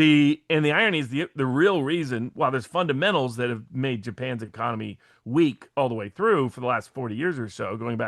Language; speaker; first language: English; native; English